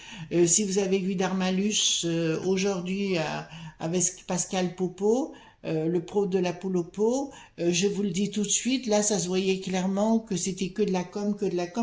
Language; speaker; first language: French; native; French